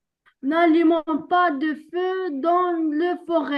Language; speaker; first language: French; non-native, learner; Arabic